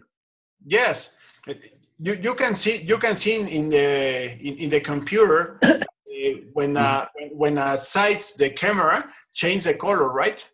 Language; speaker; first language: English; non-native, learner; Spanish